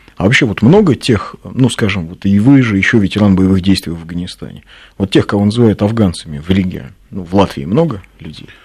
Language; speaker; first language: Russian; native; Russian